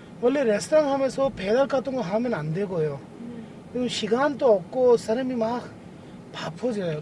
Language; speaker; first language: Korean; non-native, fluent; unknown